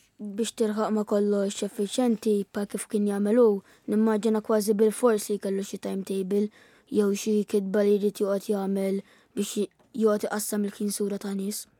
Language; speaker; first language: Maltese; early bilingual, other home language; Italian